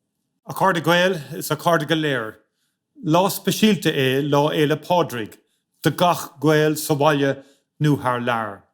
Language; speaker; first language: Irish; non-native, local second language; English